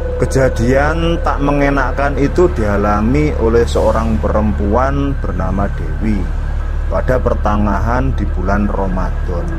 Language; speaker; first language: Indonesian; native; Indonesian